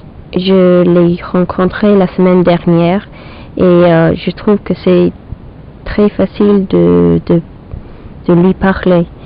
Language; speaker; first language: French; non-native, learner; English